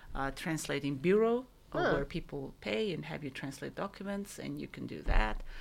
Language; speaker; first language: English; non-native, fluent; Mongolian